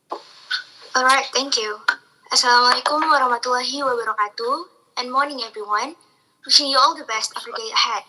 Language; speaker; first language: English; non-native, learner; Indonesian